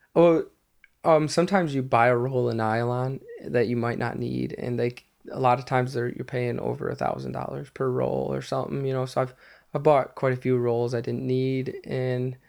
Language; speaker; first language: English; native; English